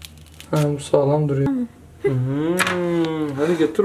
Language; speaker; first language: Turkish; native; Turkish